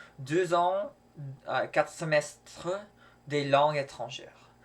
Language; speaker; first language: French; non-native, learner; English